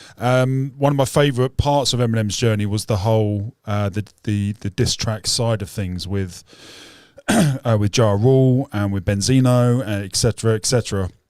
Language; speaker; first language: English; native; English